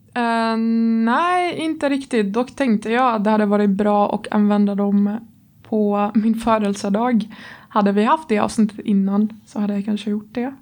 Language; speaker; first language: Swedish; non-native, fluent; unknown